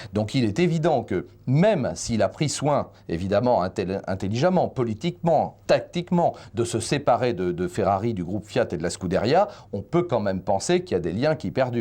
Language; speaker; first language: French; native; French